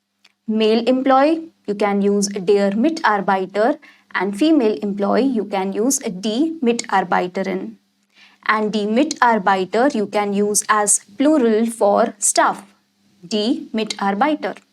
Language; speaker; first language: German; non-native, fluent; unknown